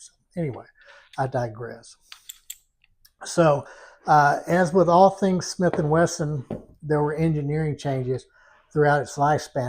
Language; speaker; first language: English; native; English